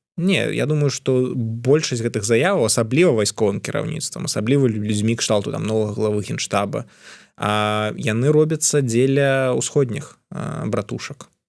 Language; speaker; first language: Belarusian; non-native, local second language; Russian